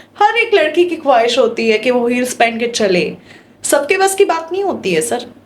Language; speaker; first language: Hindi; non-native, local second language; Marathi